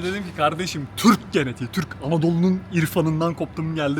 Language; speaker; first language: Turkish; native; Turkish